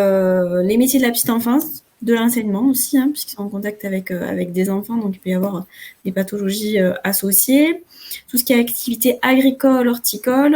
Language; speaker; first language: French; native; French